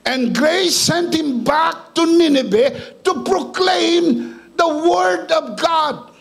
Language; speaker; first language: English; non-native, local second language; Filipino